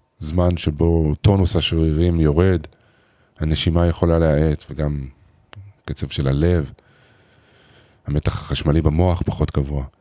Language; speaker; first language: Hebrew; native; Hebrew